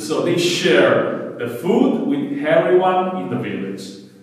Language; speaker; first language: English; non-native, fluent; Italian